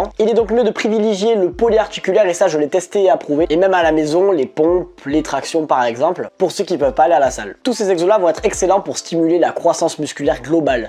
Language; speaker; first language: French; native; French